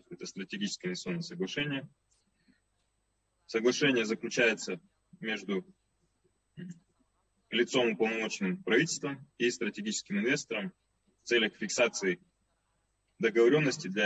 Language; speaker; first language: Russian; native; Russian